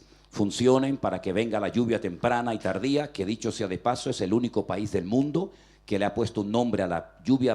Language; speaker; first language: Spanish; native; Spanish